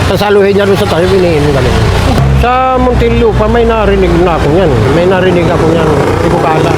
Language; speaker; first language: Filipino; native; Filipino